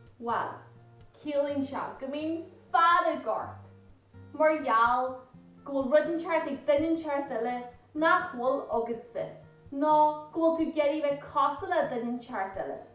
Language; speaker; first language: Irish; native; Irish